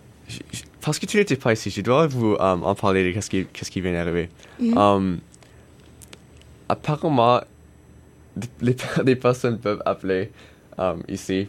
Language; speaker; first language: French; non-native, learner; English